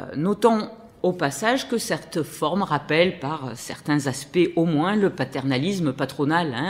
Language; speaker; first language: French; native; French